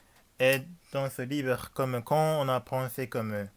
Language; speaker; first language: French; non-native, learner; Japanese